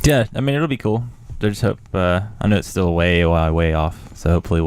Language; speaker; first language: English; native; English